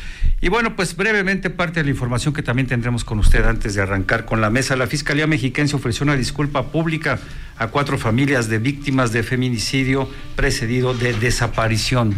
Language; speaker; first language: Spanish; native; Spanish